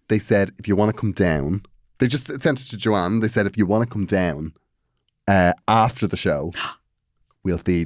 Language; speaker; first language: English; native; English